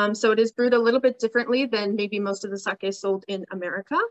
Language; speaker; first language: English; native; English